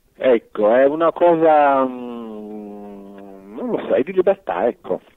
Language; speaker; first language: Italian; non-native, fluent; Wolof